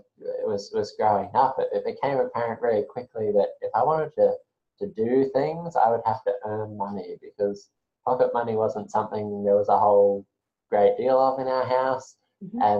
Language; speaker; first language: English; native; English